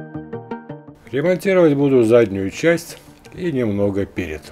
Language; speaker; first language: Russian; native; Russian